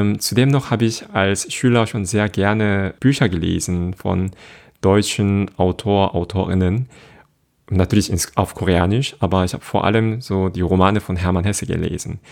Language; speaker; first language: German; non-native, fluent; Korean